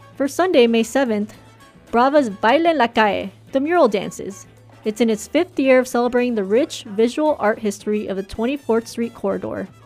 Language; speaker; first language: English; native; English